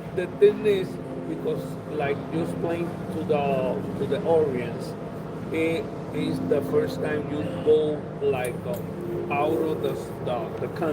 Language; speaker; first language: English; non-native, learner; Spanish